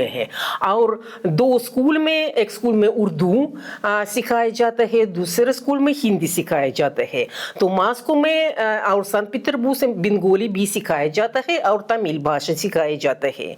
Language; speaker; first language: Hindi; non-native, fluent; Russian